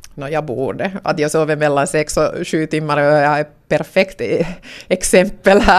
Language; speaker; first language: Swedish; non-native, local second language; Finnish